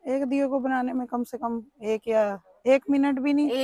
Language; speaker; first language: Hindi; native; Hindi